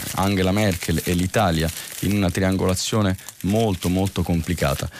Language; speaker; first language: Italian; native; Italian